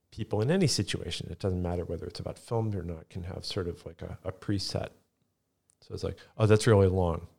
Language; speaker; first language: English; early bilingual, other home language; Italian